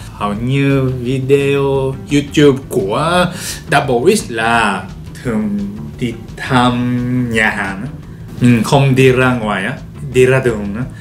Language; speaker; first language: Vietnamese; non-native, learner; Japanese